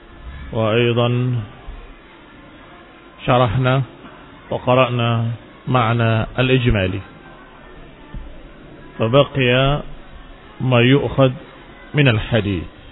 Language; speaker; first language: Arabic; non-native, fluent; Indonesian